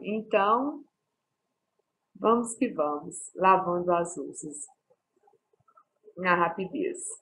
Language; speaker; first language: Portuguese; native; Portuguese